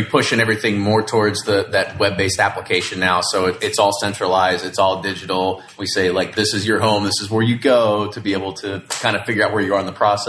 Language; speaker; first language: English; native; English